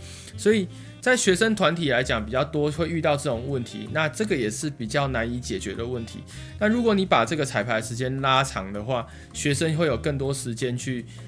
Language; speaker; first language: Chinese; native; Chinese